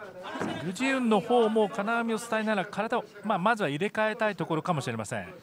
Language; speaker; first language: Japanese; native; Japanese